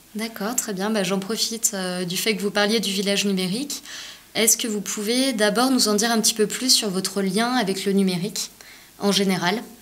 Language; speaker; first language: French; native; French